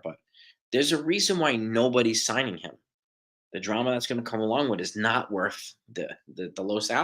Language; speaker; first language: English; native; English